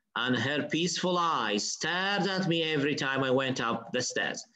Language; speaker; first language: English; non-native, fluent; Arabic